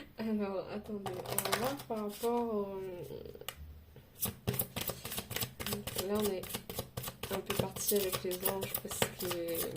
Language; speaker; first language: French; native; French